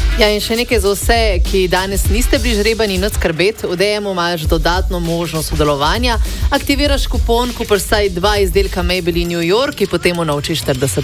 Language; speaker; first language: Slovenian; native; Slovenian